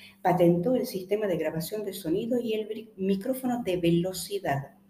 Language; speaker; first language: Spanish; native; Spanish